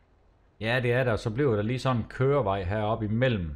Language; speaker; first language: Danish; native; Danish